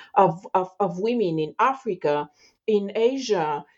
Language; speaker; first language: English; non-native, fluent; Bulgarian